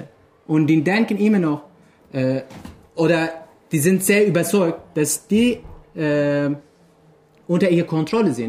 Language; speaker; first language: German; non-native, fluent; Kurdish